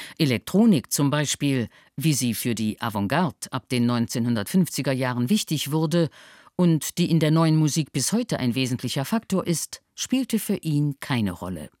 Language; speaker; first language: German; native; German